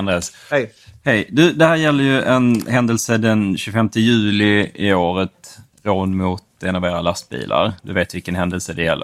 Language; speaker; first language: Swedish; native; Swedish